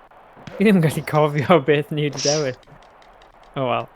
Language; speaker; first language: Welsh; native; Welsh